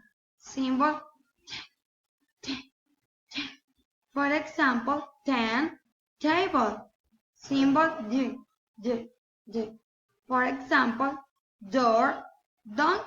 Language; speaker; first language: English; non-native, learner; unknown